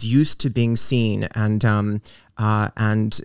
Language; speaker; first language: English; native; English